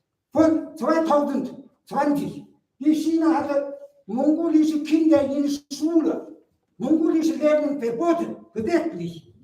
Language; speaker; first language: German; non-native, learner; Mongolian